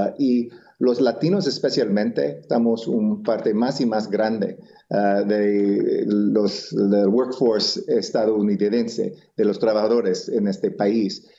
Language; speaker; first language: Spanish; non-native, local second language; English